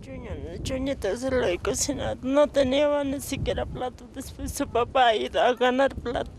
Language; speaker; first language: Spanish; non-native, local second language; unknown